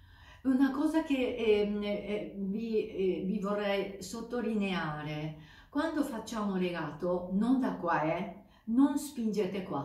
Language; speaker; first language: Italian; non-native, fluent; Japanese